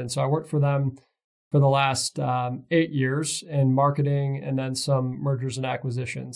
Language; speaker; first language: English; native; English